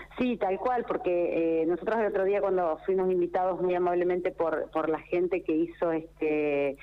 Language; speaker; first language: Spanish; native; Spanish